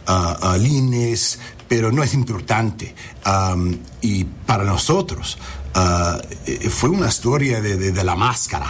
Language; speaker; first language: Spanish; non-native, learner; English